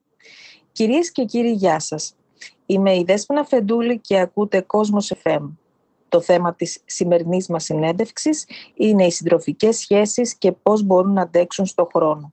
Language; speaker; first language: Greek; native; Greek